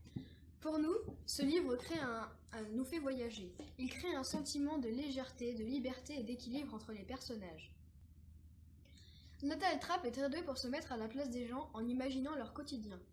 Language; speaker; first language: French; native; French